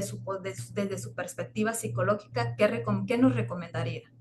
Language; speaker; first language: Spanish; native; Spanish